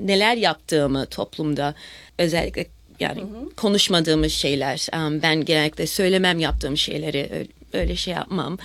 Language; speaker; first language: Turkish; early bilingual, heritage; Turkish